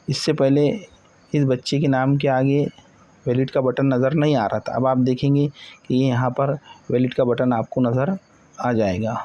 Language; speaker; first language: Hindi; non-native, local second language; Marathi